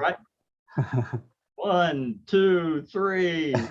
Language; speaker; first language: English; native; English